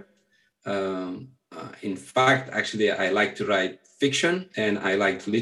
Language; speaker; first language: English; non-native, fluent; Catalan